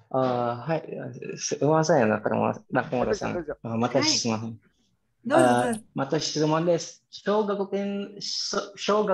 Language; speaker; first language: Japanese; non-native, fluent; Indonesian